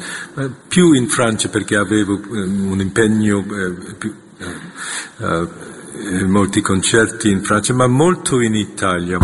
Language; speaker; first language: Italian; non-native, fluent; Korean